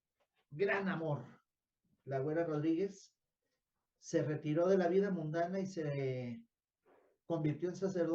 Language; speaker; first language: Spanish; native; Spanish